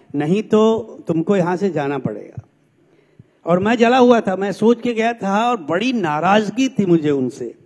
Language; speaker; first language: Hindi; native; Hindi